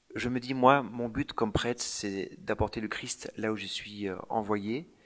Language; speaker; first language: French; native; French